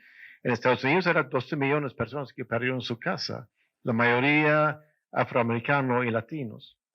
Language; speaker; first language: Spanish; non-native, fluent; Swedish